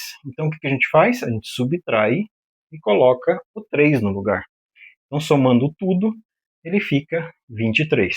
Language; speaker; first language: Portuguese; native; Portuguese